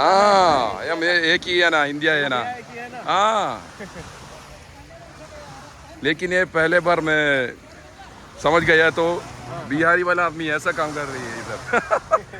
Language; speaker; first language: Hindi; non-native, local second language; Malayalam